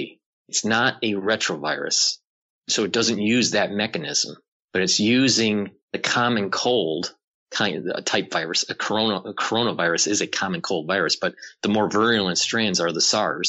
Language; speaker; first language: English; native; English